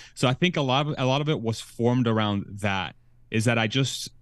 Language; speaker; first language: English; early bilingual, other home language; Persian